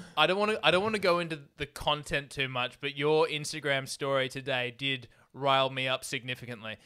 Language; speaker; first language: English; native; English